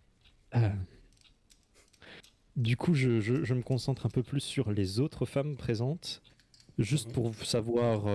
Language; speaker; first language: French; native; French